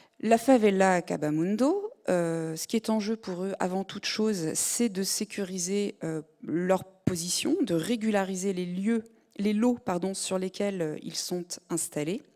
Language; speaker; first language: French; native; French